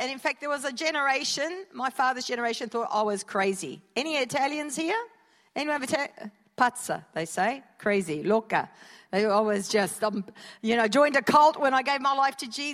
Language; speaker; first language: English; native; English